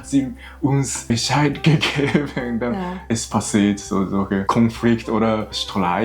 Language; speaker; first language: German; non-native, learner; Japanese